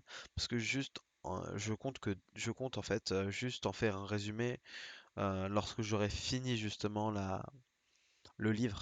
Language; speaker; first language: French; native; French